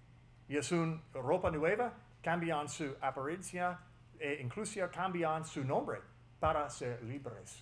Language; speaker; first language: Spanish; non-native, fluent; English